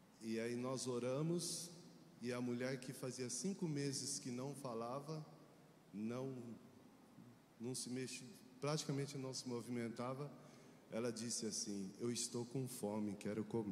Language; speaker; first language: Portuguese; native; Portuguese